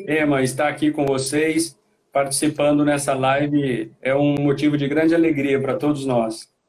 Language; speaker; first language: Portuguese; native; Portuguese